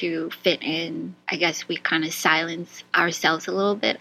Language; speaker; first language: English; native; English